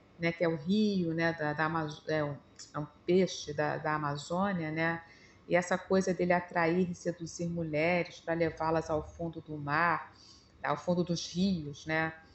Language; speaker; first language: Portuguese; native; Portuguese